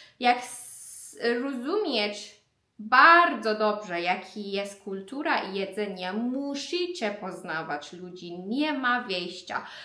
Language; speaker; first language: Polish; non-native, learner; Persian